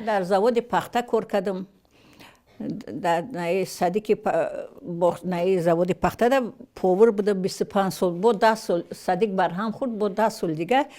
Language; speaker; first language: Tajik; non-native, local second language; Russian